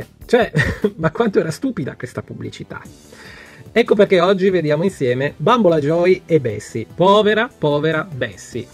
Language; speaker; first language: Italian; native; Italian